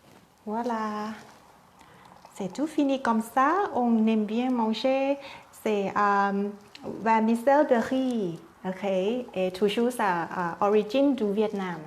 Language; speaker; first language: French; non-native, learner; Thai